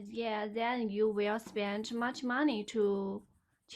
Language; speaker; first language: English; non-native, learner; Chinese